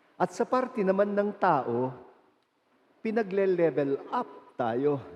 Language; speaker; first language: Filipino; native; Filipino